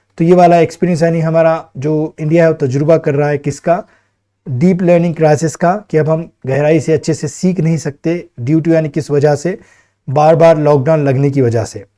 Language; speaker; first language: Hindi; native; Hindi